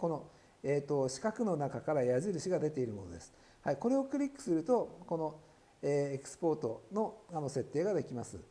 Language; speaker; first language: Japanese; native; Japanese